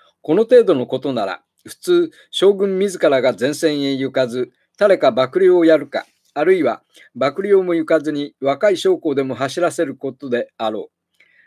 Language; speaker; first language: Japanese; native; Japanese